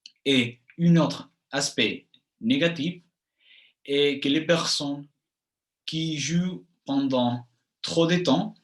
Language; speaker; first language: French; non-native, fluent; Spanish